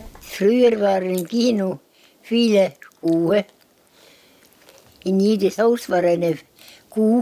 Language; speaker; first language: German; non-native, learner; Estonian